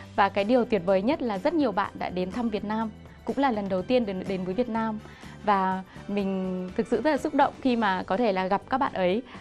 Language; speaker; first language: Vietnamese; native; Vietnamese